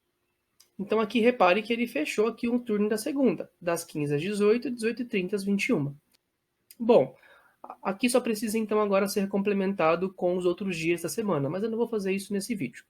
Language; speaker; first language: Portuguese; native; Portuguese